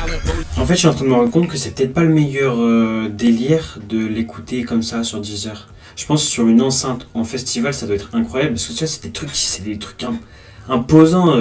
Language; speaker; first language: French; native; French